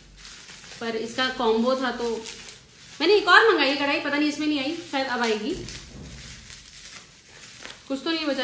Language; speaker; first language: Hindi; native; Hindi